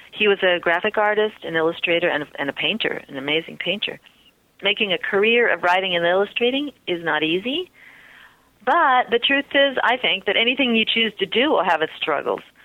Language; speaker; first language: English; early bilingual, other home language; Spanish